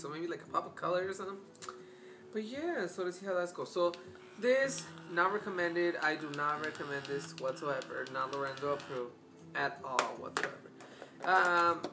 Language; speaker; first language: English; early bilingual, other home language; Spanish